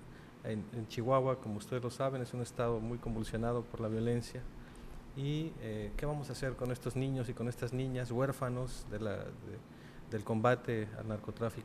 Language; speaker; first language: Spanish; native; Spanish